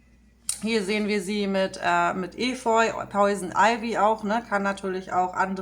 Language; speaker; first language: German; native; German